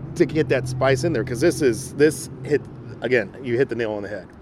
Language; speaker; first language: English; non-native, fluent; Spanish